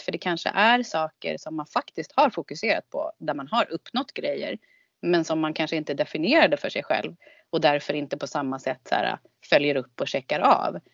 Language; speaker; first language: Swedish; native; Swedish